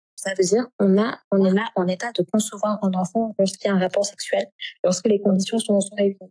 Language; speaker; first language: French; non-native, local second language; Wolof